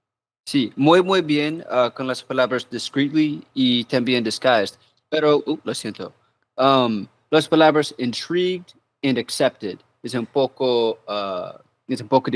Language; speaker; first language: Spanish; non-native, learner; English